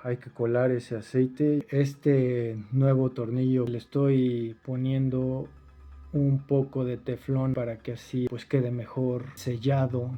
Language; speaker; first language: Spanish; native; Spanish